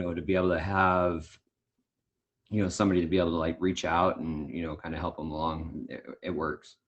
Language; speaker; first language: English; native; English